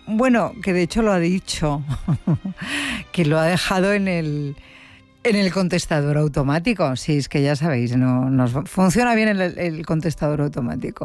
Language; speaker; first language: Spanish; native; Spanish